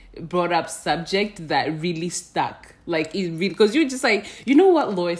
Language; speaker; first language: English; non-native, local second language; Swahili